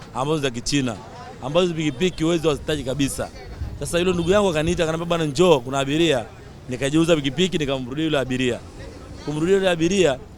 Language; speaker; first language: Swahili; non-native, local second language; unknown